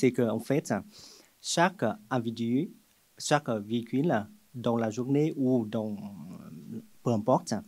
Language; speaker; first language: French; non-native, fluent; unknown